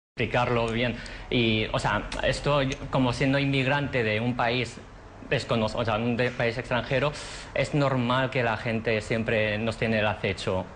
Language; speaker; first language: Spanish; non-native, fluent; Chinese